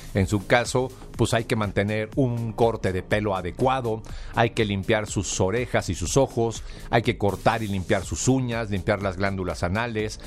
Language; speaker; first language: Spanish; native; Spanish